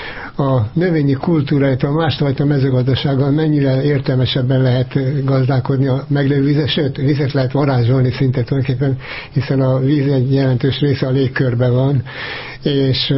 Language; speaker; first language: Hungarian; native; Hungarian